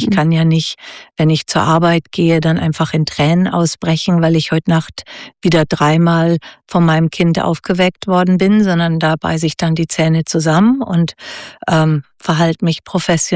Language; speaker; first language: German; native; German